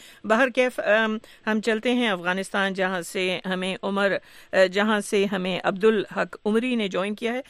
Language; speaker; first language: Urdu; native; Urdu